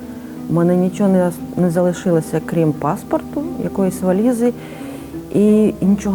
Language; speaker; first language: Ukrainian; native; Ukrainian